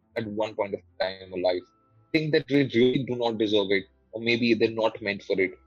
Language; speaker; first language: English; non-native, local second language; Hindi